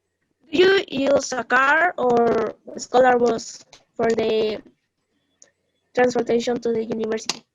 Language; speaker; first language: English; non-native, learner; Spanish